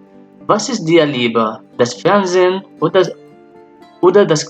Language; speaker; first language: German; non-native, fluent; French